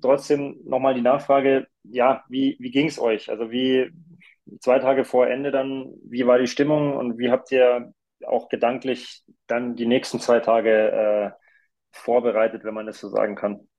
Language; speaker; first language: German; native; German